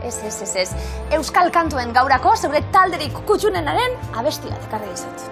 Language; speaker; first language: Basque; native; Basque